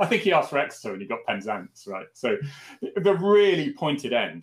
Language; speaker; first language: English; native; English